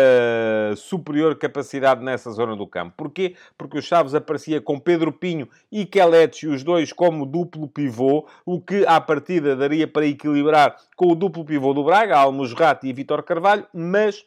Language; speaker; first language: Portuguese; native; Portuguese